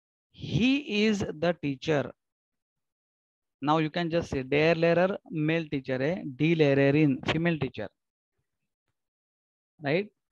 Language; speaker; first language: English; non-native, local second language; Marathi